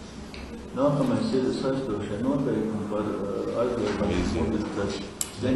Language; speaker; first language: Latvian; native; Latvian